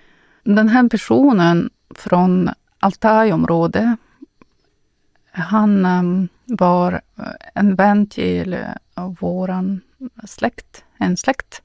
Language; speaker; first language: Swedish; non-native, fluent; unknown